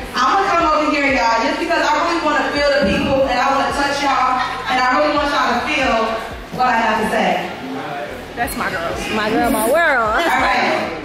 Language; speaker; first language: English; native; English